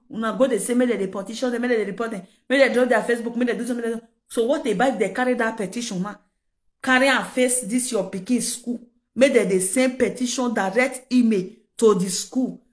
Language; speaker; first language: Nigerian Pidgin; non-native, local second language; Yoruba